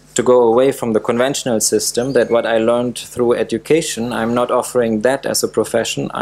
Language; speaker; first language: English; non-native, fluent; German